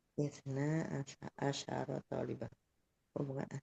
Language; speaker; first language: Arabic; non-native, learner; Indonesian